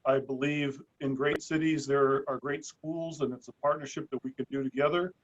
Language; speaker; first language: English; early bilingual, other home language; Spanish